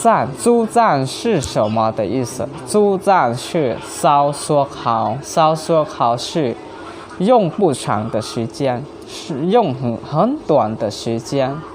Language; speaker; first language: Chinese; non-native, learner; Hmong